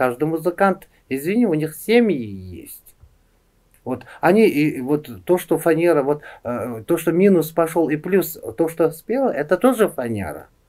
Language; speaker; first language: Russian; non-native, local second language; Uzbek